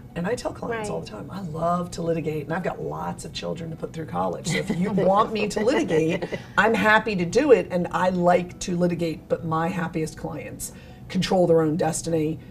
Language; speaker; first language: English; native; English